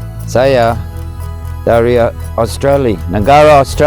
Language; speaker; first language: Indonesian; non-native, learner; English